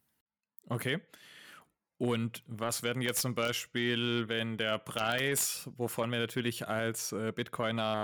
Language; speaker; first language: German; native; German